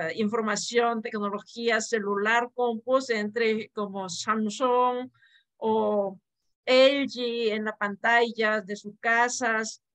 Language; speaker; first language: Spanish; non-native, fluent; Korean